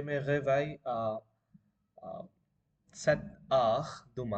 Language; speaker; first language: French; non-native, learner; Bangla